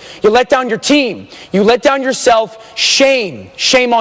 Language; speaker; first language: English; native; English